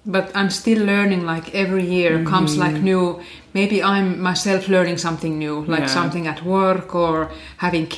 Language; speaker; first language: English; non-native, fluent; Finnish